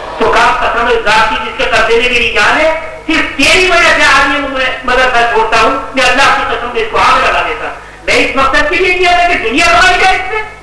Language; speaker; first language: Urdu; native; Urdu